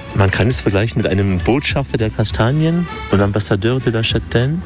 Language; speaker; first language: German; native; German